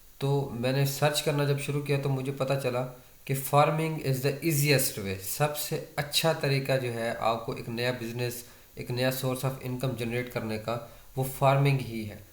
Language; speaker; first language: Urdu; non-native, local second language; Saraiki